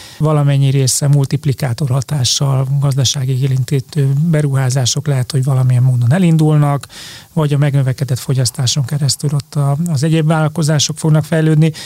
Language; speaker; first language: Hungarian; native; Hungarian